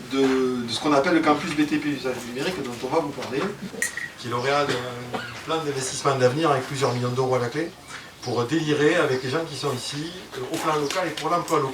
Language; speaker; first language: French; native; French